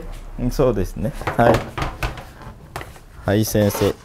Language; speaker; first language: Japanese; non-native, learner; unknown